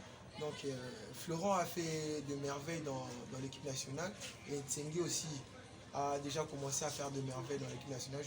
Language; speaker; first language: French; non-native, local second language; Lingala